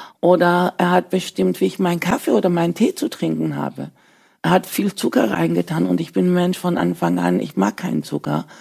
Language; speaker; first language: German; early bilingual, other home language; Turkish